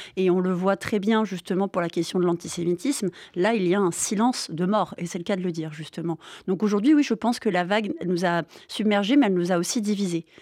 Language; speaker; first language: French; native; French